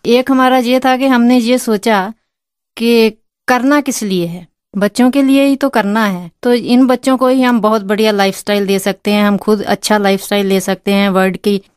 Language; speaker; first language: Hindi; non-native, local second language; Punjabi